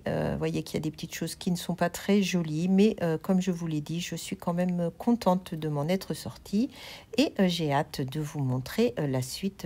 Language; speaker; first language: French; native; French